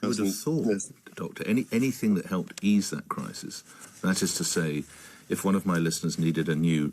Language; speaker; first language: English; native; English